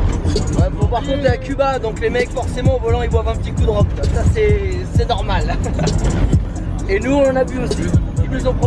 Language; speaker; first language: French; native; French